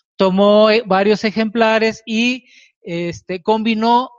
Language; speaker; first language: Spanish; native; Spanish